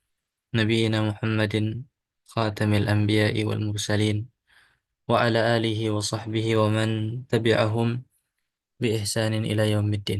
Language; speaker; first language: Arabic; non-native, fluent; Indonesian